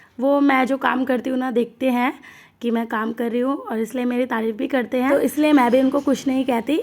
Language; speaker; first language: Hindi; non-native, local second language; Bangla